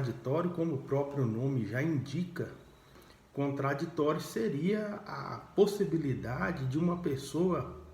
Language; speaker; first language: Portuguese; native; Portuguese